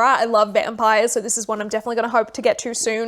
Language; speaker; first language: English; native; English